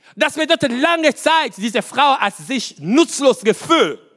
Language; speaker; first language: German; non-native, learner; Lingala